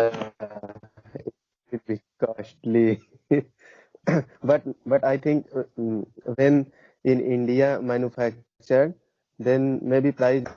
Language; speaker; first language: English; non-native, learner; Hindi